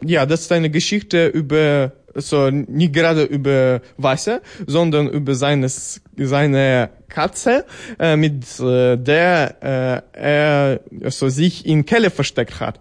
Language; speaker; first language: German; non-native, learner; Ukrainian